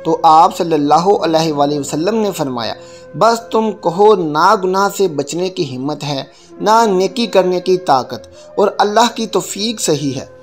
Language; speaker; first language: Urdu; native; Urdu